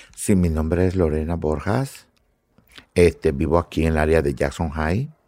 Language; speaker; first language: Spanish; native; Spanish